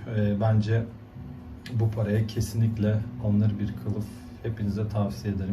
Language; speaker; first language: Turkish; native; Turkish